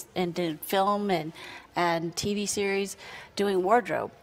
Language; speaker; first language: English; native; English